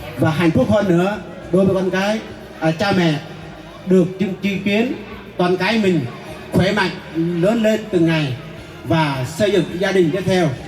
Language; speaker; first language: Vietnamese; non-native, local second language; Jarai